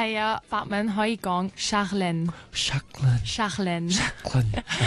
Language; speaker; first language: Cantonese; non-native, local second language; French